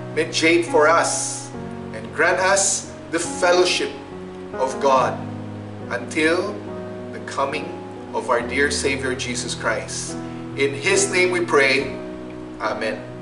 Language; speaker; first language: English; non-native, local second language; Min Nan Chinese